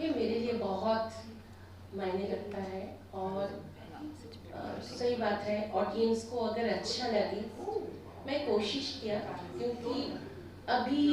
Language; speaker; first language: Hindi; non-native, local second language; Bangla